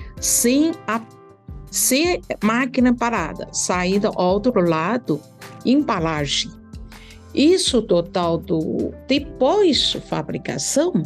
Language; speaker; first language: Portuguese; non-native, learner; Chinese